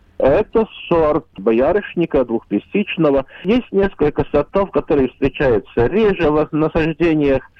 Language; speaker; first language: Russian; non-native, local second language; Latvian